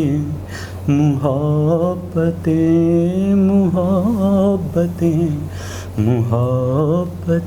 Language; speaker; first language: Hindi; native; Hindi